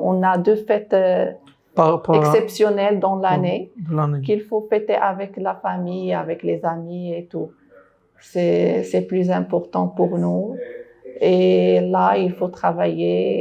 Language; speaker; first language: French; non-native, local second language; Arabic